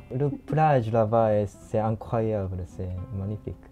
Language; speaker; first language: French; non-native, fluent; Japanese